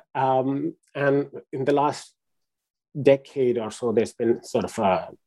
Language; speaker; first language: English; non-native, local second language; Urdu